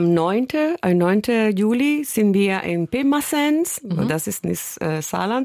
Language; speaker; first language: German; non-native, fluent; Spanish